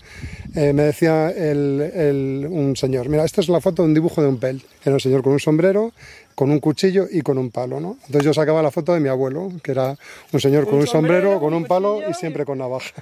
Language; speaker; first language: Spanish; native; Spanish